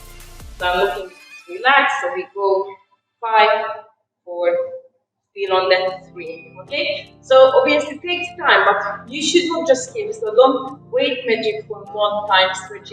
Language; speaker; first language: English; non-native, fluent; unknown